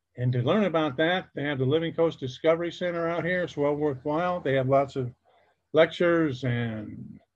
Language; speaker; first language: English; native; English